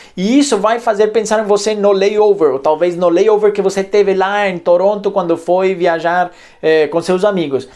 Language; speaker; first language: Portuguese; non-native, fluent; Spanish